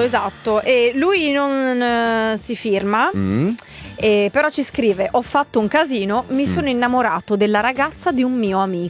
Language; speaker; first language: Italian; native; Italian